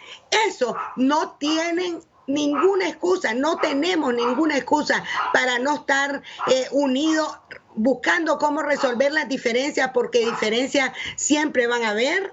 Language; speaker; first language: Spanish; native; Spanish